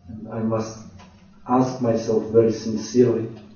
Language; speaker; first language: English; non-native, fluent; Czech